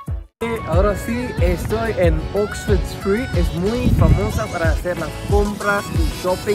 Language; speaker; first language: Spanish; non-native, learner; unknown